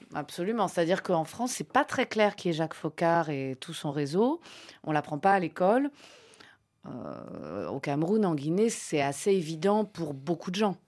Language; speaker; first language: French; native; French